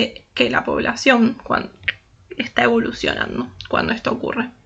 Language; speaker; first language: Spanish; native; Spanish